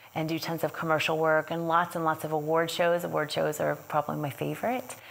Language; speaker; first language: English; native; English